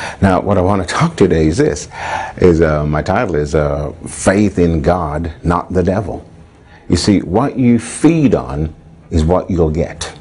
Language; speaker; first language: English; native; English